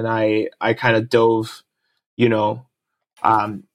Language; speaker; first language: English; early bilingual, other home language; Japanese